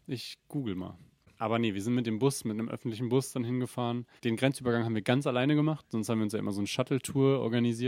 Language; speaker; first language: German; native; German